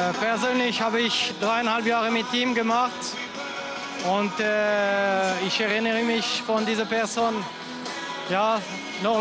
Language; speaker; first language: German; non-native, local second language; French